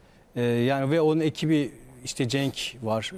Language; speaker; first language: Turkish; native; Turkish